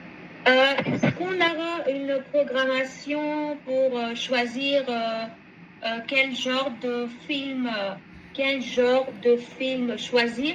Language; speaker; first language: French; non-native, fluent; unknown